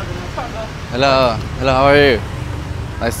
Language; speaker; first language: English; non-native, learner; Arabic